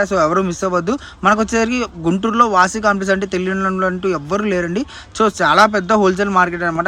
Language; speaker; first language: Telugu; native; Telugu